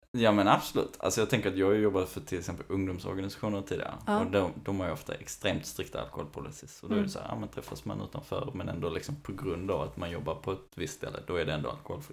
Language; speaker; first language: Swedish; native; Swedish